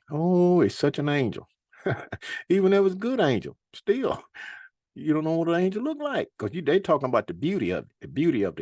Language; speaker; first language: English; native; English